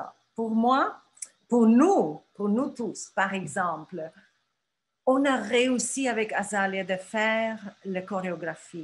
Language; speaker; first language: French; non-native, fluent; Turkish